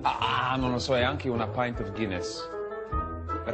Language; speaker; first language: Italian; non-native, fluent; English